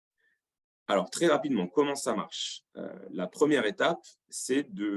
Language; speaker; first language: French; native; French